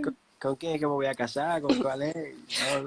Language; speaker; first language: Spanish; early bilingual, heritage; Spanish